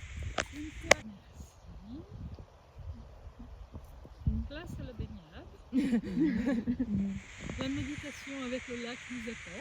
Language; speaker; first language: French; non-native, learner; Russian